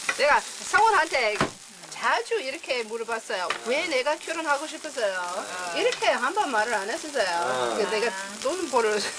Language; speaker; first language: Korean; non-native, learner; English